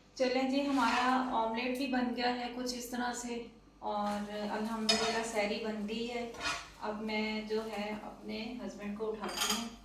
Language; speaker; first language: Urdu; non-native, local second language; Punjabi